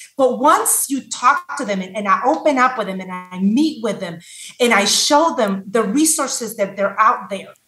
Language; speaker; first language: English; non-native, fluent; Spanish